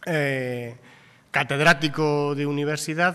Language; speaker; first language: Spanish; native; Spanish